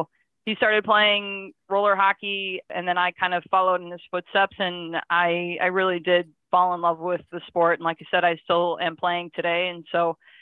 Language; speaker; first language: English; native; English